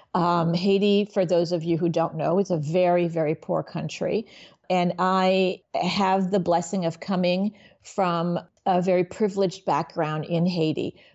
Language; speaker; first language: English; native; English